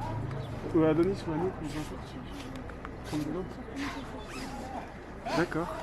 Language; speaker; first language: French; native; French